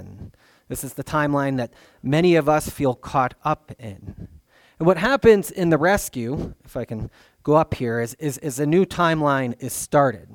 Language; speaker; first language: English; native; English